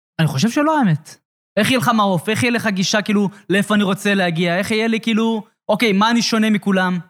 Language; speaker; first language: Hebrew; native; Hebrew